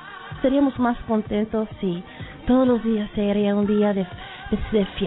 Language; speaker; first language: Spanish; early bilingual, heritage; Spanish